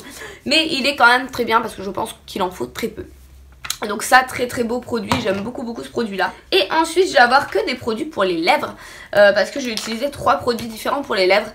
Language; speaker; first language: French; native; French